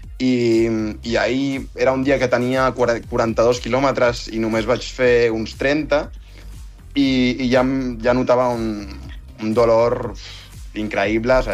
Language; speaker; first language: Catalan; non-native, local second language; Spanish